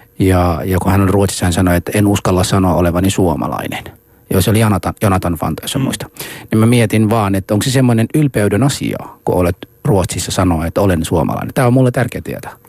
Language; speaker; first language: Finnish; non-native, fluent; Somali